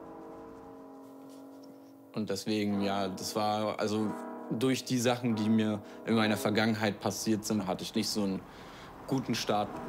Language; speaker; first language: German; native; German